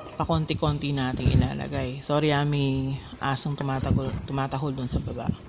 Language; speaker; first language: Filipino; non-native, local second language; Pampanga